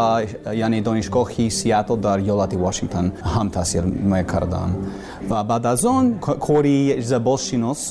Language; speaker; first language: Persian; non-native, learner; English